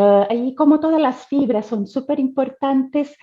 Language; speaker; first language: Spanish; non-native, fluent; Portuguese